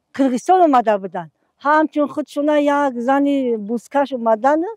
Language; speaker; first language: Tajik; non-native, local second language; Kyrgyz